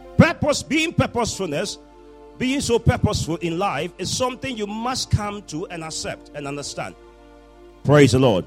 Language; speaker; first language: English; non-native, local second language; Akan